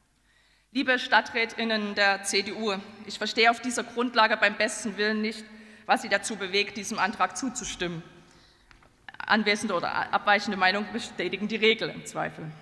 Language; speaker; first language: German; native; German